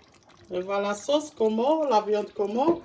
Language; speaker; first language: French; non-native, learner; Arabic